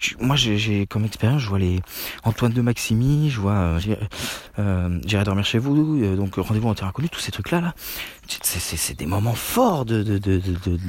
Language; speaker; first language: French; native; French